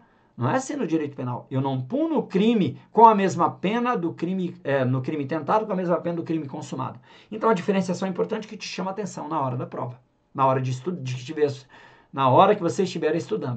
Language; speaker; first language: Portuguese; native; Portuguese